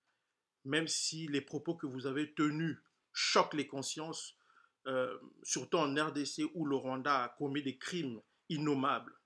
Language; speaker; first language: French; non-native, local second language; Lingala